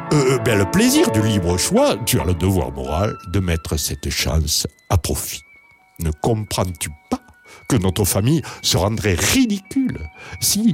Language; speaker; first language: French; native; French